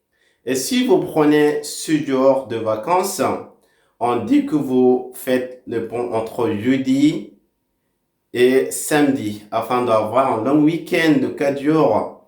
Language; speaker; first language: French; non-native, fluent; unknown